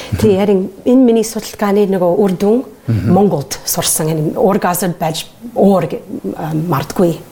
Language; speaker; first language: Mongolian; non-native, learner; English